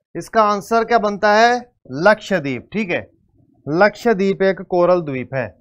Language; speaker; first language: Hindi; native; Hindi